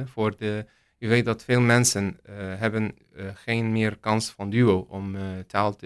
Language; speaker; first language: Dutch; non-native, learner; Arabic